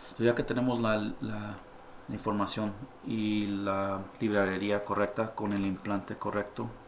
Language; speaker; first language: Spanish; early bilingual, heritage; Spanish